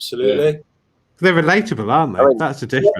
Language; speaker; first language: English; native; English